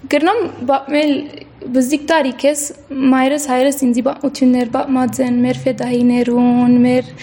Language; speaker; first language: Armenian; early bilingual, heritage; Armenian